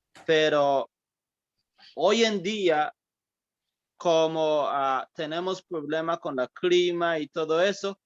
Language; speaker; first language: Spanish; early bilingual, heritage; English